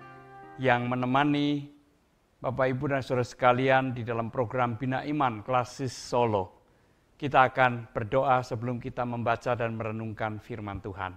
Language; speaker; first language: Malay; non-native, local second language; Indonesian